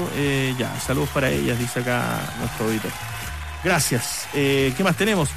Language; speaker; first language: Spanish; native; Spanish